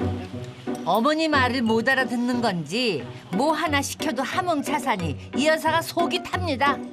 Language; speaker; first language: Korean; native; Korean